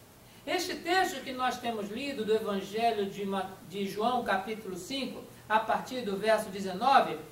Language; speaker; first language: Portuguese; native; Portuguese